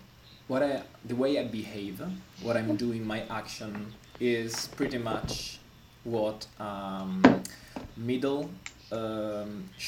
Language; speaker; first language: English; non-native, fluent; Italian